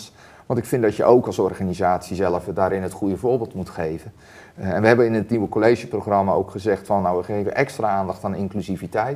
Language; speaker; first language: Dutch; native; Dutch